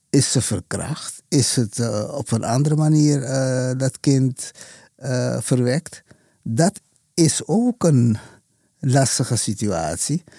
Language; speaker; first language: Dutch; native; Dutch